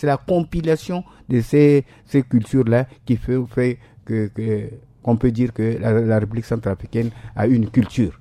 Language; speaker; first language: French; non-native, local second language; Sango